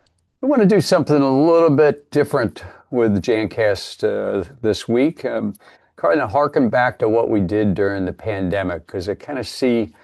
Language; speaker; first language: English; native; English